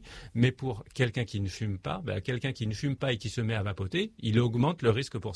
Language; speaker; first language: French; native; French